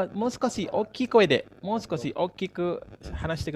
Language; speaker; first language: Japanese; non-native, fluent; Indonesian